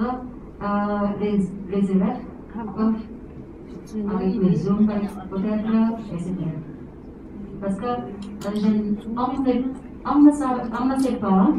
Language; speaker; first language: French; non-native, learner; Indonesian